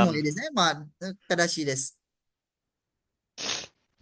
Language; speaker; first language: Japanese; non-native, fluent; Malay